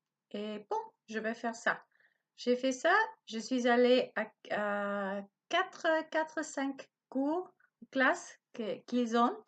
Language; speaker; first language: French; non-native, learner; Spanish